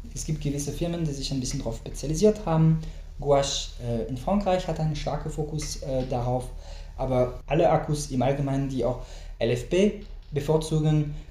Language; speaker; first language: German; non-native, fluent; French